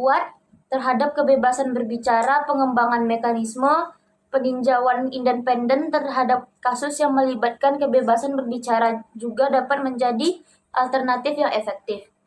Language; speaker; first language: Indonesian; native; Indonesian